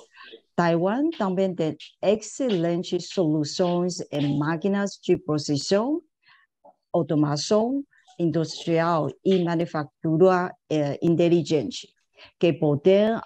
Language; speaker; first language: Portuguese; non-native, fluent; Chinese